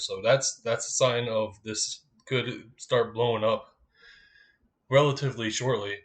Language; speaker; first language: English; native; English